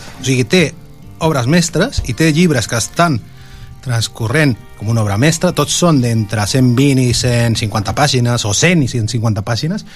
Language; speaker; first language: Catalan; non-native, local second language; Spanish